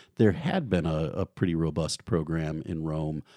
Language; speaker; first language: English; native; English